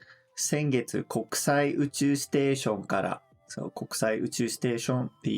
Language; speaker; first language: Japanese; non-native, fluent; English